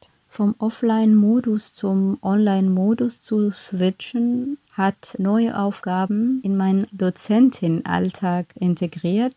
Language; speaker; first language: German; non-native, fluent; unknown